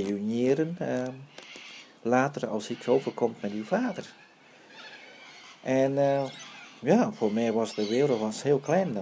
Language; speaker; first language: Dutch; early bilingual, other home language; Vietnamese